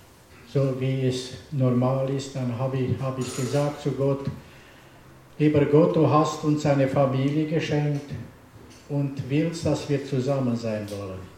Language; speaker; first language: German; non-native, learner; Romanian